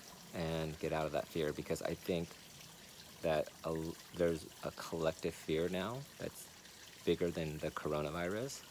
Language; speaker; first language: English; native; English